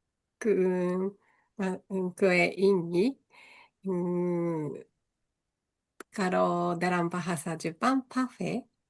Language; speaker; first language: Indonesian; non-native, learner; Japanese